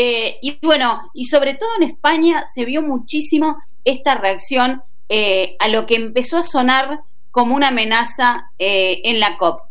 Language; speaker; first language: Spanish; native; Spanish